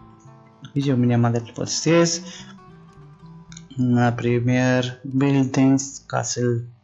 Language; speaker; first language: Russian; non-native, learner; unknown